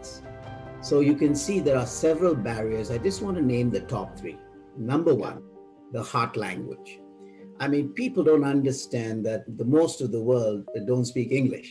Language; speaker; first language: English; non-native, local second language; Tamil